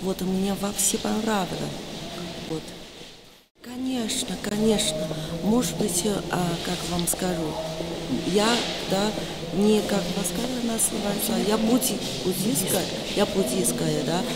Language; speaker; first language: Russian; non-native, learner; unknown